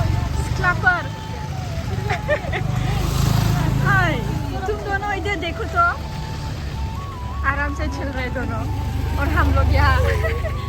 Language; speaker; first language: Hindi; non-native, local second language; Bodo